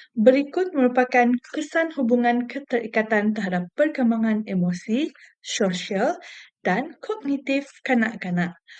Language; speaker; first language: Malay; non-native, local second language; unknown